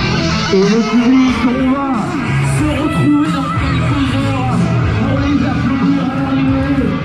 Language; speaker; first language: French; native; French